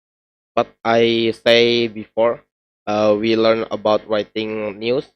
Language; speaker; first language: English; non-native, learner; Indonesian